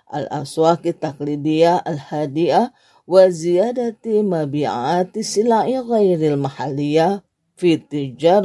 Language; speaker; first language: Arabic; non-native, learner; Indonesian